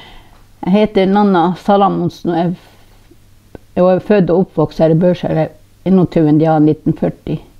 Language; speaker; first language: Norwegian; non-native, local second language; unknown